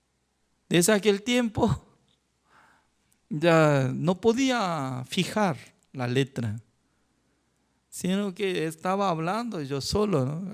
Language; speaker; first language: Spanish; non-native, learner; Korean